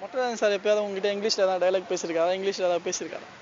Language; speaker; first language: Tamil; native; Tamil